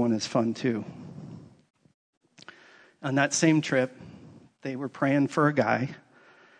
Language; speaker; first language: English; native; English